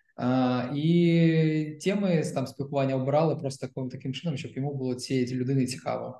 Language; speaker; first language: Ukrainian; non-native, local second language; Russian